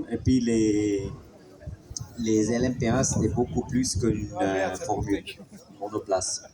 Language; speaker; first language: French; non-native, fluent; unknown